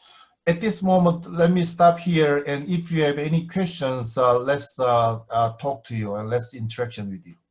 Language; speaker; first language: English; non-native, fluent; Korean